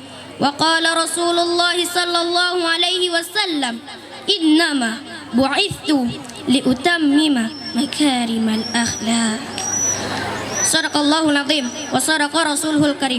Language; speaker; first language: Arabic; non-native, learner; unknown